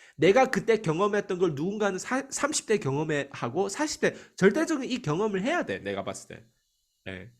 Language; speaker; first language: Korean; native; Korean